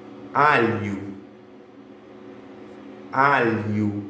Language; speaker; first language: Portuguese; non-native, fluent; Haitian Creole